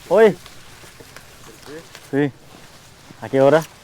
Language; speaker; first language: Spanish; early bilingual, heritage; English